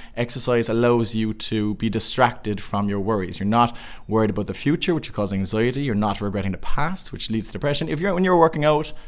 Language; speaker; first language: English; native; English